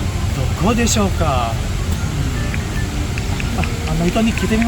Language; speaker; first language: Japanese; non-native, learner; Indonesian